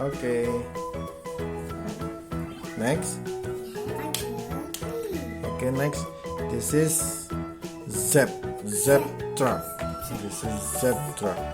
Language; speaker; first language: English; non-native, learner; Indonesian